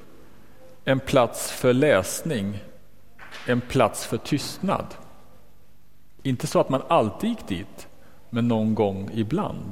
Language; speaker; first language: Swedish; native; Swedish